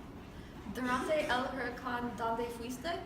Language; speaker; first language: Spanish; non-native, learner; English